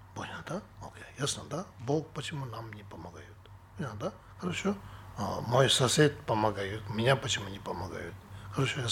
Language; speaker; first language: Russian; non-native, learner; Tibetan